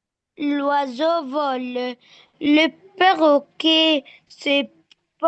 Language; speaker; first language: French; non-native, learner; Arabic